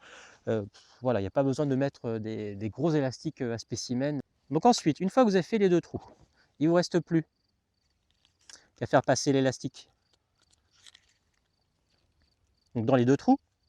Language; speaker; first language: French; native; French